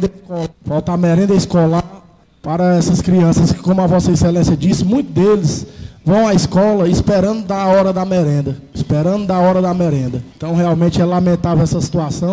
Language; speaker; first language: Portuguese; native; Portuguese